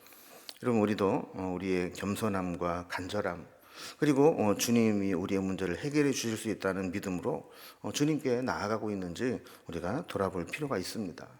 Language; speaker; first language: Korean; native; Korean